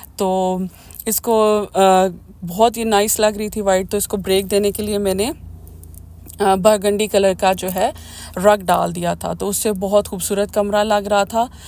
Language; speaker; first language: Urdu; native; Urdu